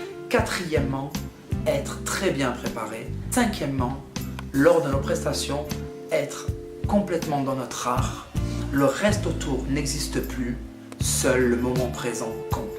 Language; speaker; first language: French; native; French